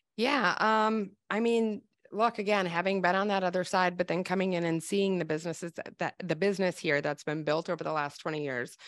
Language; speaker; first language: English; native; English